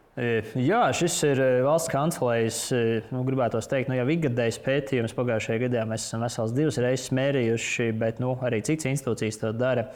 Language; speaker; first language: Latvian; native; Latvian